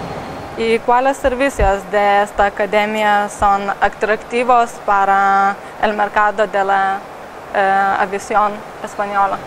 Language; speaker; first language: Spanish; non-native, learner; Lithuanian